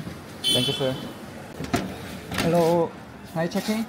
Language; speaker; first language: Korean; native; Korean